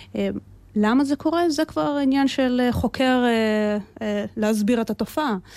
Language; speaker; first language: Hebrew; early bilingual, other home language; Russian